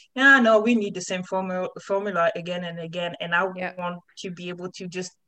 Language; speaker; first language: English; non-native, fluent; French